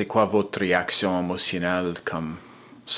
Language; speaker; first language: French; non-native, learner; English